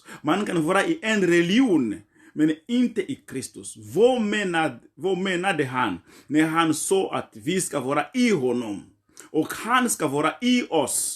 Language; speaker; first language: Swedish; non-native, fluent; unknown